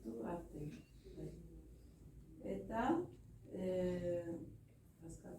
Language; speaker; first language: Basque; non-native, learner; Spanish